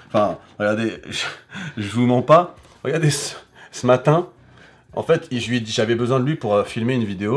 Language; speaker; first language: French; native; French